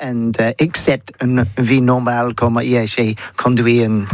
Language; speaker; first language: French; non-native, learner; English